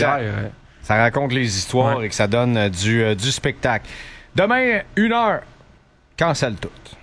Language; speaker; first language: French; native; French